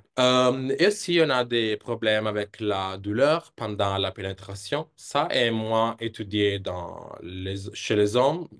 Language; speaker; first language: French; non-native, fluent; Italian